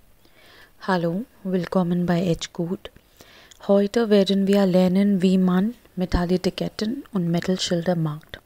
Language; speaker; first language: German; non-native, learner; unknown